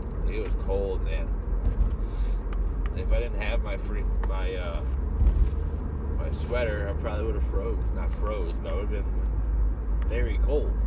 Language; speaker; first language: English; native; English